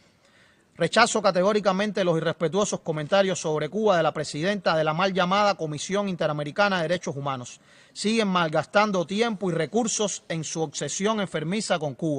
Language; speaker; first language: Spanish; native; Spanish